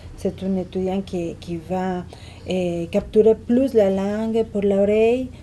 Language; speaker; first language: French; non-native, fluent; Spanish